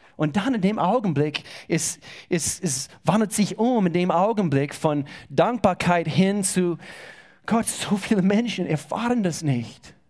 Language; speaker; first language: German; non-native, fluent; English